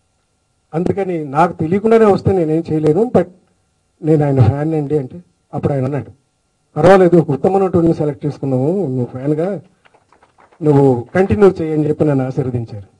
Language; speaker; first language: Telugu; native; Telugu